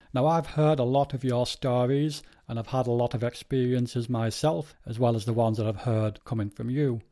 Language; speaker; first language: English; native; English